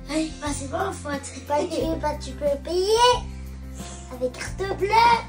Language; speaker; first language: French; non-native, learner; Filipino